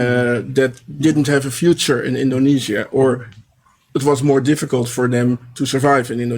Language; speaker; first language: English; non-native, fluent; Dutch